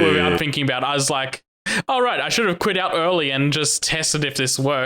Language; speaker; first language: English; native; English